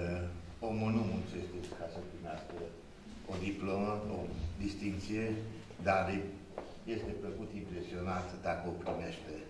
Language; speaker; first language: Romanian; non-native, local second language; Hungarian